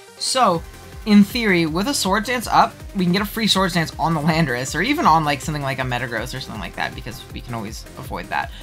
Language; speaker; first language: English; native; English